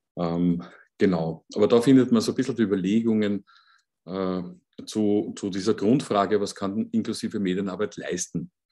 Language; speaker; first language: German; native; German